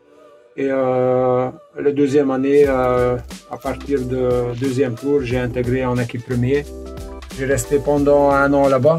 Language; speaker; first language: French; non-native, local second language; Hungarian